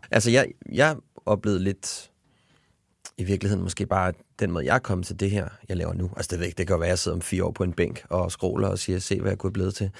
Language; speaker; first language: Danish; native; Danish